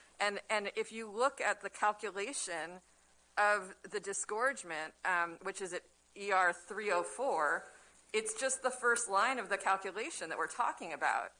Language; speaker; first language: English; native; English